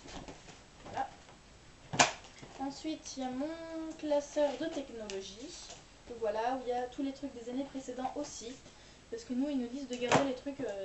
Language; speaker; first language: French; native; French